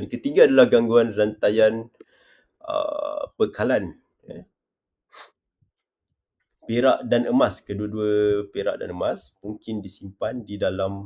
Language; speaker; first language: Malay; native; Malay